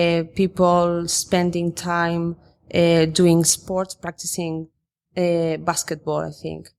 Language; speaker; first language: English; non-native, fluent; Spanish